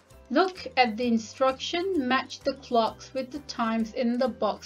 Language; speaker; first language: English; non-native, local second language; Malay